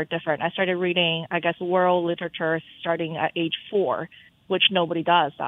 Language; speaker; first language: English; non-native, fluent; Chinese